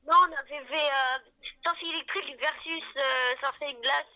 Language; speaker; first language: French; native; French